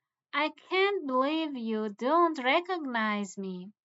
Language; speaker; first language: English; non-native, fluent; Persian